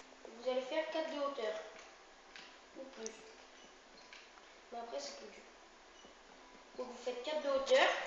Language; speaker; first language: French; native; French